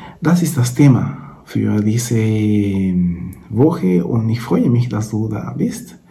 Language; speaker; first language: German; non-native, fluent; Spanish